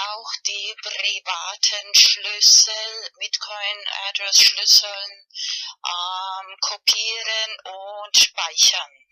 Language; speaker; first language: German; non-native, fluent; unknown